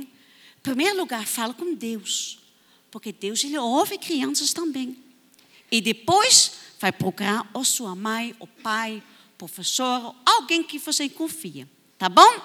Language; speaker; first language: Portuguese; non-native, fluent; Dutch